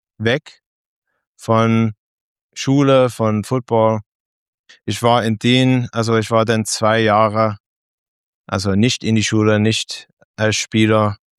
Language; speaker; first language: German; non-native, learner; English